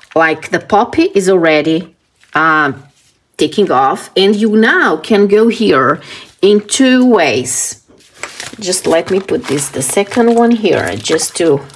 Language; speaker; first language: English; non-native, fluent; Portuguese